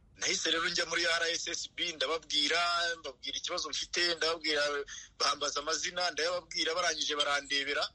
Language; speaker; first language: Kinyarwanda; native; Kinyarwanda